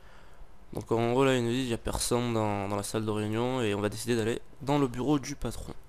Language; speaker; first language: French; native; French